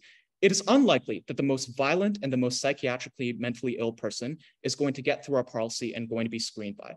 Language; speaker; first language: English; native; English